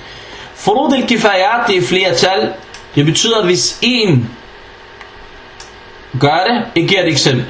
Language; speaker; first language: Danish; non-native, fluent; Arabic